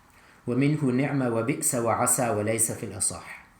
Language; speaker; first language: Arabic; non-native, fluent; English